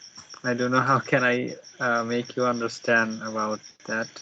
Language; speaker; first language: English; non-native, learner; Bangla